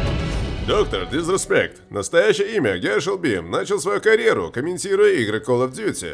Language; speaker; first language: Russian; native; Russian